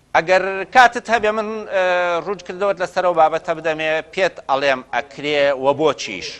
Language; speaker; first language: Central Kurdish; native; Central Kurdish